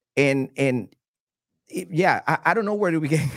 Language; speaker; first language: English; non-native, fluent; Spanish